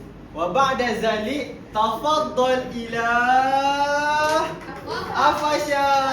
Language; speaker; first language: Arabic; non-native, learner; Malay